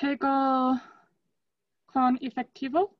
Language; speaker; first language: Spanish; non-native, learner; English